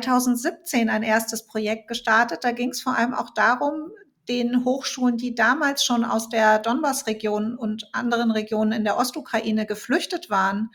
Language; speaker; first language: German; native; German